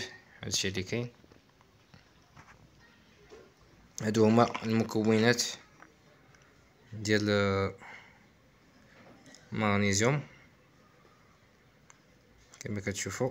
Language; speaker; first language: Arabic; native; Arabic